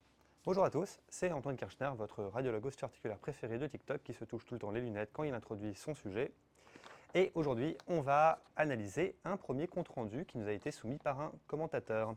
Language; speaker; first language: French; native; French